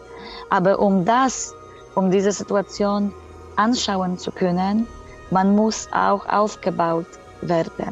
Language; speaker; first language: German; non-native, fluent; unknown